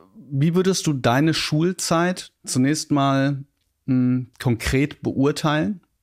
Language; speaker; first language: German; native; German